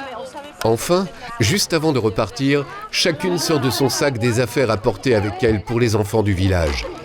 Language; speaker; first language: French; native; French